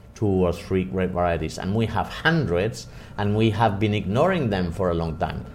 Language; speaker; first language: English; non-native, fluent; Spanish